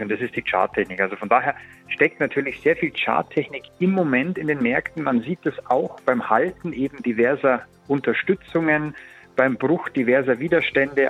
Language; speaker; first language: German; native; German